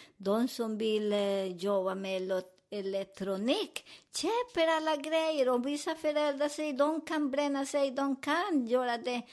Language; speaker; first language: Swedish; non-native, fluent; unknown